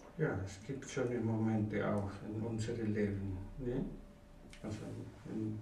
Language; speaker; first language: German; non-native, learner; Spanish